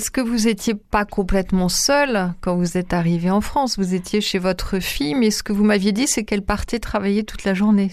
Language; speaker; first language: French; native; French